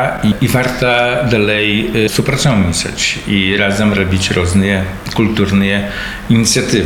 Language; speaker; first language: Belarusian; early bilingual, heritage; Belarusian